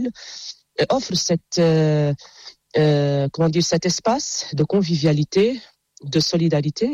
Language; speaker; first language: French; non-native, local second language; Arabic